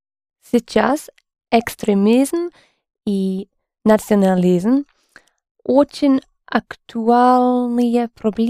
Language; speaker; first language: Russian; non-native, learner; English